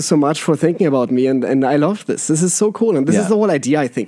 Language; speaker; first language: English; non-native, fluent; German